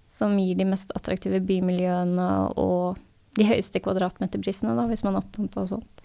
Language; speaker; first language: Norwegian; native; Norwegian